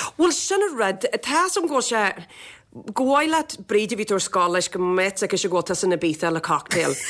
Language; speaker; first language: Irish; native; Irish